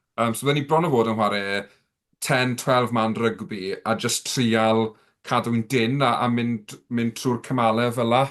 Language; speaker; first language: Welsh; native; Welsh